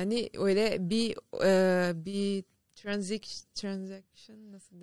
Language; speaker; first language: Turkish; non-native, learner; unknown